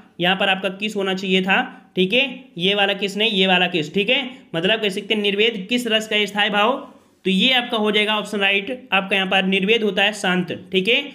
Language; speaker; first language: Hindi; native; Hindi